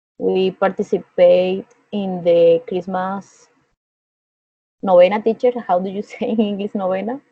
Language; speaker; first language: English; non-native, learner; Spanish